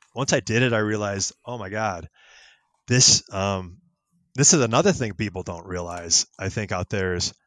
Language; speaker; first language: English; native; English